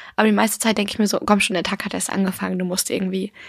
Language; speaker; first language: German; non-native, fluent; English